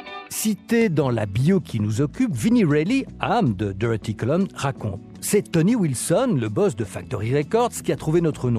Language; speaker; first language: French; native; French